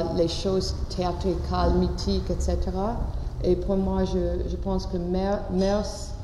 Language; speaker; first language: French; non-native, learner; English